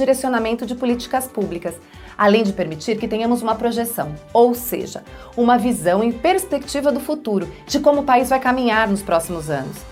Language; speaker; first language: Portuguese; native; Portuguese